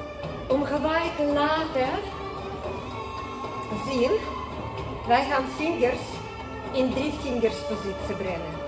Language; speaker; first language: Dutch; non-native, learner; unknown